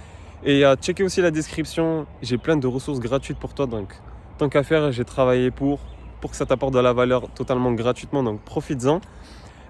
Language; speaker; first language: French; native; French